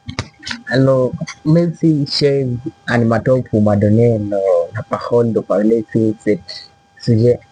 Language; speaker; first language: French; non-native, learner; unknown